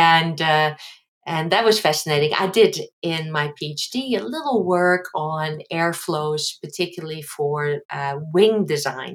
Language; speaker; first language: English; non-native, fluent; Dutch